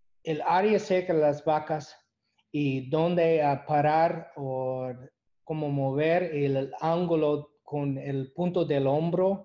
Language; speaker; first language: Spanish; non-native, learner; English